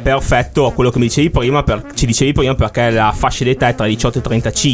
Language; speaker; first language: Italian; native; Italian